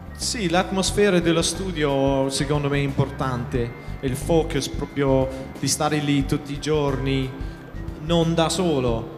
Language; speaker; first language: Italian; non-native, fluent; English